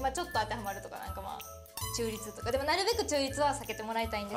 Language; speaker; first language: Japanese; native; Japanese